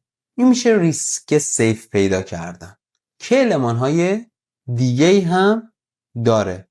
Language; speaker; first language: Persian; native; Persian